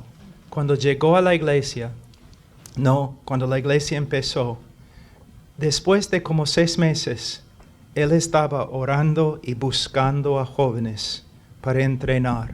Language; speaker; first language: Spanish; non-native, fluent; English